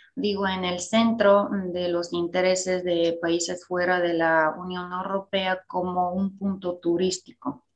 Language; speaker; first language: Spanish; non-native, fluent; Bulgarian